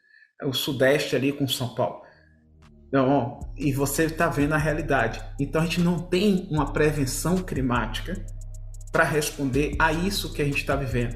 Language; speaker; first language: Portuguese; native; Portuguese